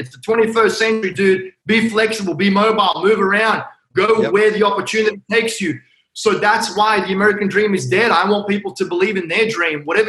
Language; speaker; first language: English; native; English